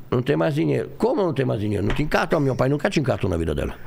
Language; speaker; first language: Portuguese; non-native, fluent; French